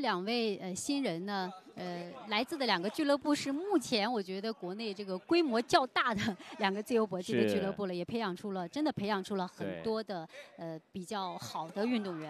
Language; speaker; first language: Chinese; native; Chinese